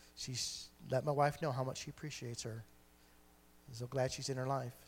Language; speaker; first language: English; native; English